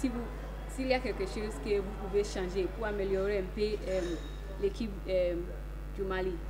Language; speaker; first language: French; non-native, learner; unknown